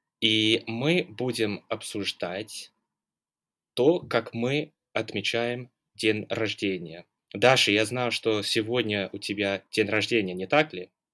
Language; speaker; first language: Russian; non-native, fluent; English